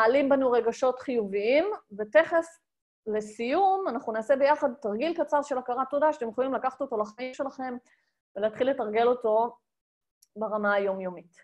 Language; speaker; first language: Hebrew; native; Hebrew